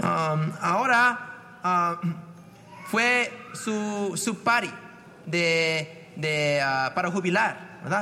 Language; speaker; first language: Spanish; non-native, fluent; English